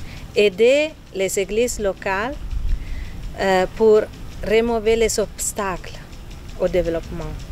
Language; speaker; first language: French; non-native, fluent; Italian